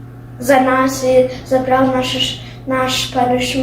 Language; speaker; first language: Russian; early bilingual, heritage; Russian